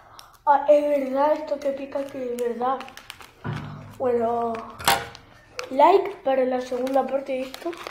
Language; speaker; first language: Spanish; native; Spanish